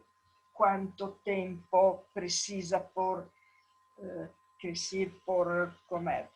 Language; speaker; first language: Portuguese; non-native, learner; Italian